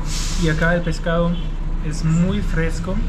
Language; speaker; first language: Spanish; non-native, learner; German